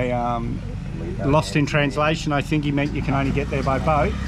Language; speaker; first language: English; native; English